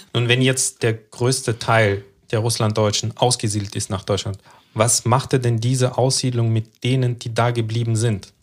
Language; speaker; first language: German; early bilingual, other home language; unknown